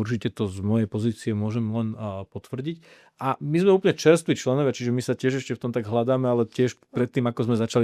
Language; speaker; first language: Slovak; native; Slovak